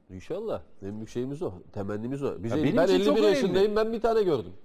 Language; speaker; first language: Turkish; native; Turkish